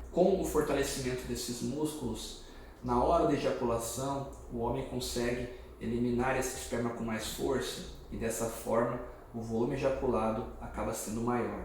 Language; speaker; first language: Portuguese; native; Portuguese